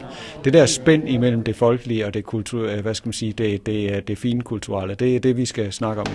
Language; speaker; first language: Danish; native; Danish